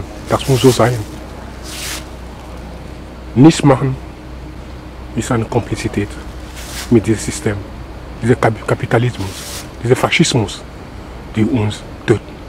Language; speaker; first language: German; non-native, learner; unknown